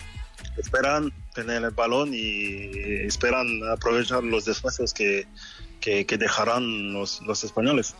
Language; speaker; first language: Spanish; non-native, fluent; French